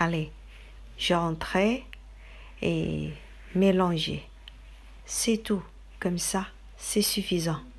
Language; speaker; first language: French; non-native, learner; Chinese